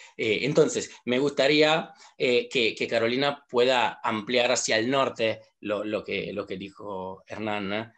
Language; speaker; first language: Spanish; non-native, fluent; Italian